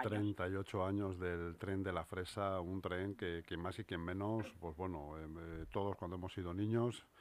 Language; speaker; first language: Spanish; native; Spanish